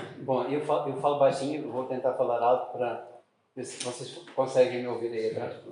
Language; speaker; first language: Portuguese; native; Portuguese